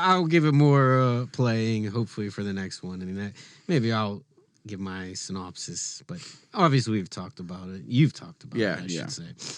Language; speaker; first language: English; native; English